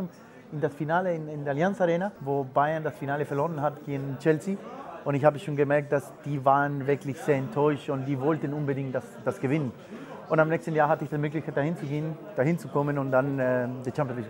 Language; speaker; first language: German; non-native, fluent; Spanish